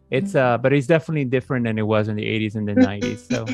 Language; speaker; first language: English; native; English